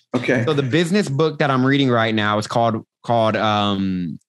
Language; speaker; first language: English; native; English